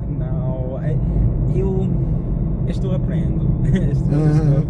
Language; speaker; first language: Portuguese; non-native, learner; English